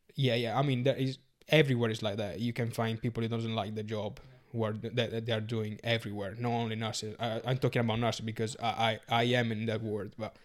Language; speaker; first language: English; non-native, learner; Italian